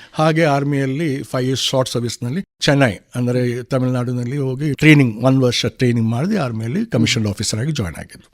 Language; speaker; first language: Kannada; non-native, local second language; Konkani